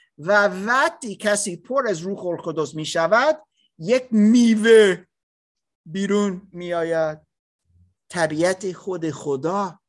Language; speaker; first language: Persian; non-native, learner; English